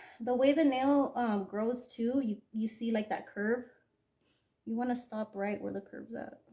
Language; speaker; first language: English; native; English